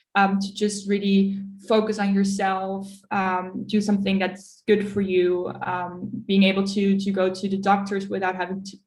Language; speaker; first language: English; early bilingual, other home language; Dutch